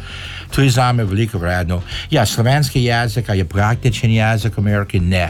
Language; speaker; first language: Slovenian; early bilingual, heritage; Slovenian